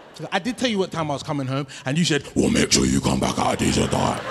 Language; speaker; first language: English; native; English